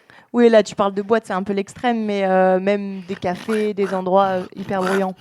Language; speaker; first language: French; native; French